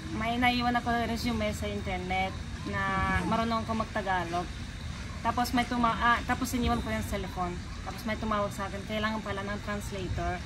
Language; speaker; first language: Filipino; non-native, fluent; Russian